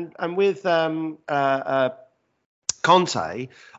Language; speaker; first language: English; native; English